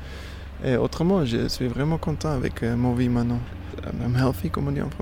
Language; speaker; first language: French; non-native, learner; Afrikaans